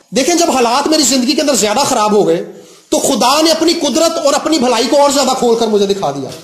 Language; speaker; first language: Urdu; non-native, local second language; Punjabi